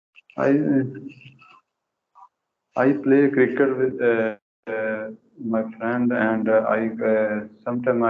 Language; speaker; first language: English; non-native, learner; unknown